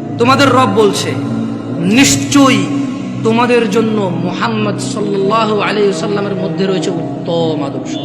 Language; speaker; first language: Bangla; early bilingual, heritage; Bangla